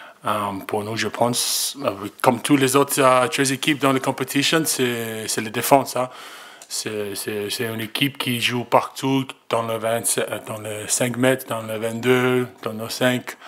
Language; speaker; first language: French; non-native, learner; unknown